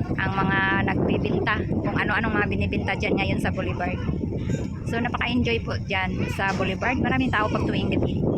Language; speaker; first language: Filipino; non-native, local second language; Cebuano